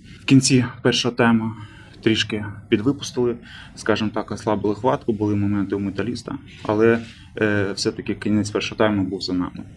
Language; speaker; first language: Ukrainian; native; Ukrainian